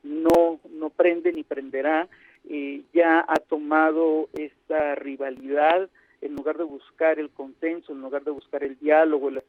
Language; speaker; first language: Spanish; native; Spanish